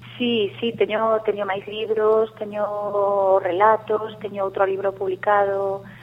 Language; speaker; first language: Galician; early bilingual, other home language; Spanish